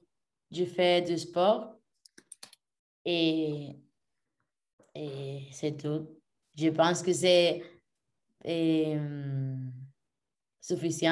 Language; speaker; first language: French; non-native, learner; Spanish